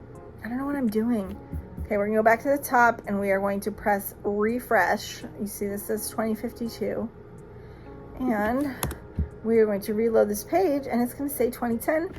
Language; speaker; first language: English; native; English